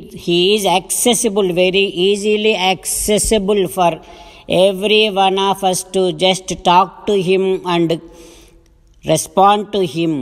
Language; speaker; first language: English; non-native, local second language; Telugu